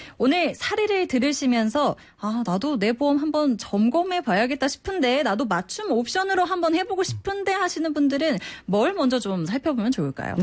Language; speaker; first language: Korean; native; Korean